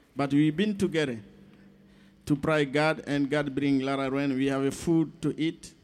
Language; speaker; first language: English; non-native, learner; Bambara